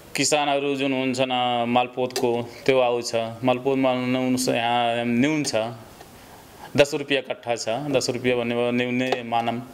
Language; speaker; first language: Nepali; non-native, local second language; Bhojpuri